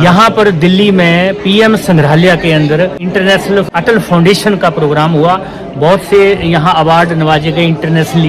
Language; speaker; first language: Hindi; native; Hindi